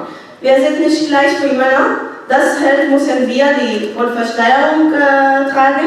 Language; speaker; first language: German; non-native, learner; Arabic